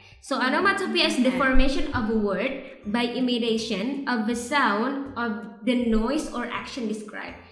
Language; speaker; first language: English; non-native, fluent; Indonesian